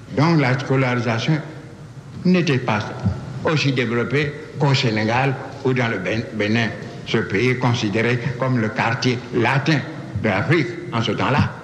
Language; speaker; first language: French; non-native, local second language; Baoulé